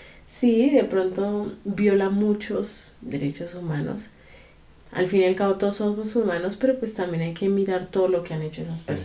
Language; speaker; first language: Spanish; native; Spanish